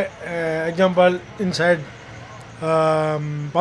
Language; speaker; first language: English; non-native, learner; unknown